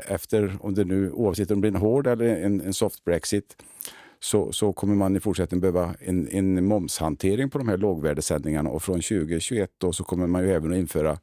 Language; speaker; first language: Swedish; native; Swedish